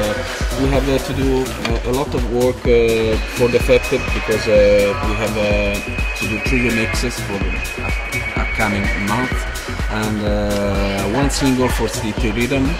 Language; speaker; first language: English; non-native, fluent; Italian